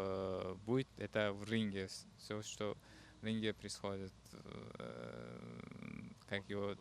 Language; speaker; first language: Russian; non-native, learner; Uzbek